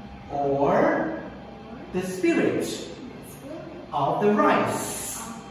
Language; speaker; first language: English; non-native, fluent; Thai